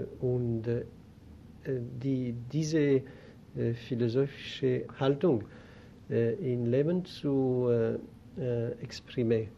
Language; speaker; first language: German; non-native, learner; Greek